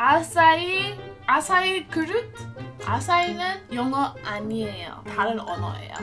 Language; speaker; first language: Korean; non-native, learner; English